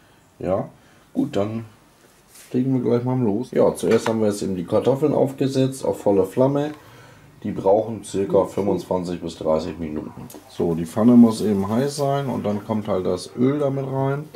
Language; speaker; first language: German; native; German